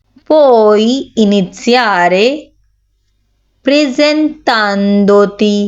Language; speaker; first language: Italian; non-native, fluent; Urdu